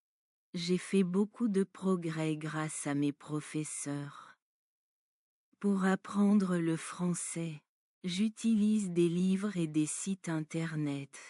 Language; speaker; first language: French; non-native, learner; Bangla